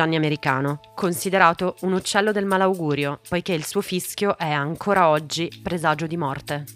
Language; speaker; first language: Italian; early bilingual, other home language; Portuguese